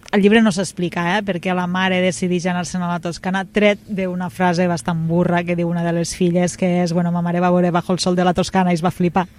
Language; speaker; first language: Catalan; native; Catalan